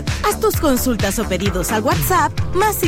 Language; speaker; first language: Spanish; native; Spanish